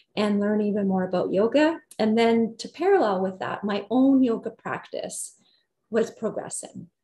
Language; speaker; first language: English; native; English